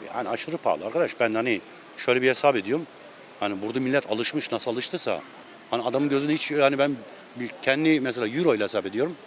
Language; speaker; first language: Turkish; native; Turkish